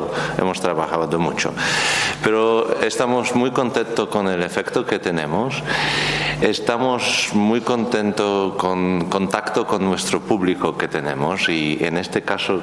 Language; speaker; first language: Spanish; non-native, learner; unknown